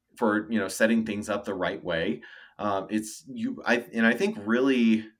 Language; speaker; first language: English; native; English